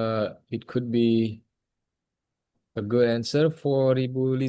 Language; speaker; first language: English; non-native, fluent; Indonesian